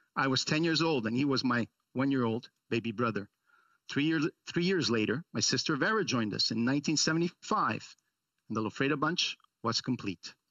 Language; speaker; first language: English; early bilingual, other home language; Italian